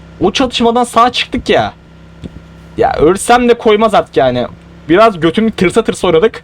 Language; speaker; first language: Turkish; native; Turkish